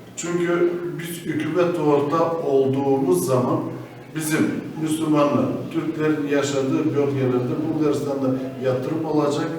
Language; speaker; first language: Turkish; native; Turkish